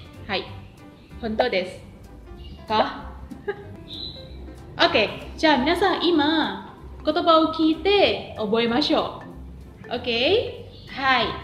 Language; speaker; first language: Japanese; non-native, fluent; Indonesian